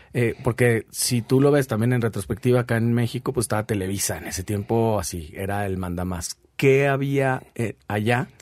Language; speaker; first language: Spanish; native; Spanish